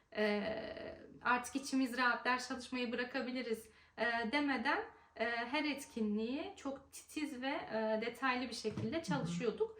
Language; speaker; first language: Turkish; native; Turkish